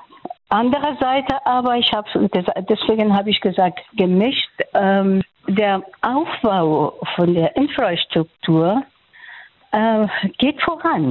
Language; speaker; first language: German; non-native, fluent; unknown